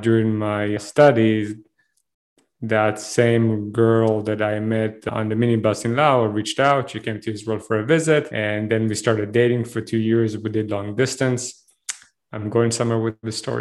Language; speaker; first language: English; non-native, fluent; Hebrew